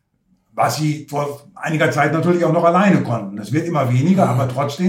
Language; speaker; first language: German; native; German